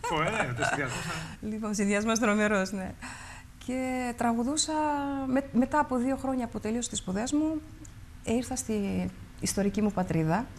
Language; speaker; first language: Greek; early bilingual, heritage; Greek